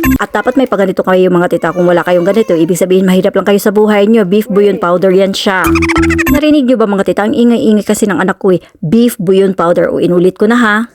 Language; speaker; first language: Filipino; non-native, local second language; Cebuano